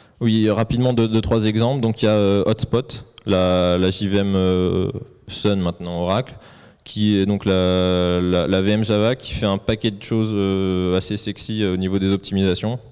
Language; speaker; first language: French; native; French